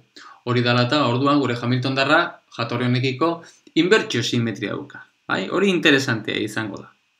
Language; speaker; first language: Basque; non-native, local second language; Spanish